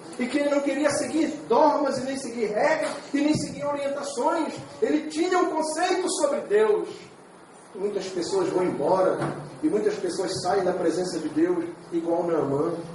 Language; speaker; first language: Portuguese; native; Portuguese